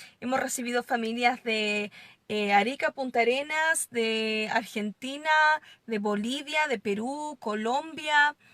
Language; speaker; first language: Spanish; non-native, fluent; English